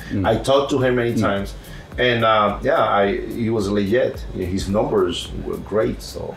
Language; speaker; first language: English; non-native, fluent; Spanish